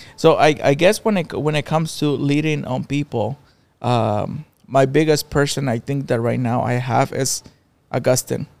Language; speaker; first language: English; non-native, fluent; Spanish